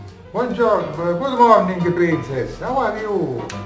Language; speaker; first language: English; non-native, learner; Italian